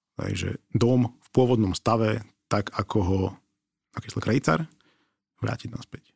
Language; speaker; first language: Slovak; native; Slovak